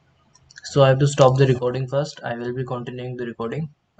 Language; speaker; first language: English; non-native, local second language; Hindi